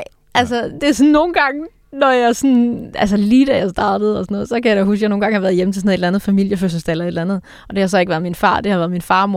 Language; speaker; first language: Danish; native; Danish